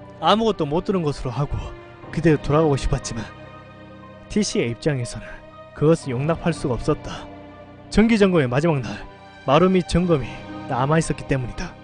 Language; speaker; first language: Korean; native; Korean